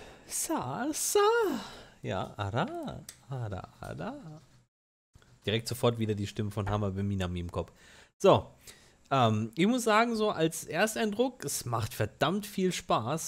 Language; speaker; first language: German; native; German